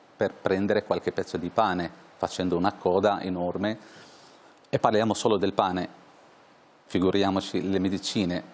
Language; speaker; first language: Italian; non-native, fluent; Arabic